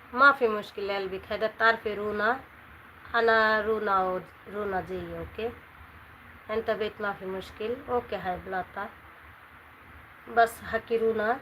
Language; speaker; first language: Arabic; non-native, learner; Bangla